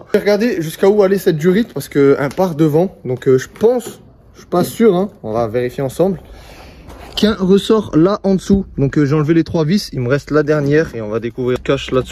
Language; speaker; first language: French; native; French